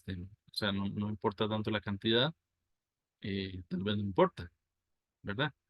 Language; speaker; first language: Spanish; native; Spanish